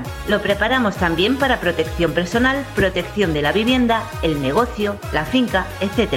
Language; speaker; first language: Spanish; native; Spanish